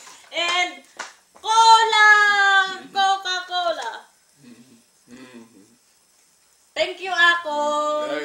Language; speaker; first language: English; non-native, learner; Filipino